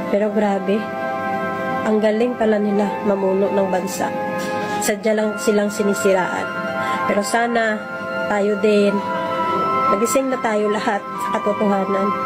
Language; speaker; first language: Filipino; native; Filipino